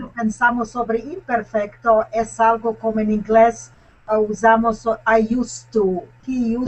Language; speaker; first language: Spanish; non-native, learner; English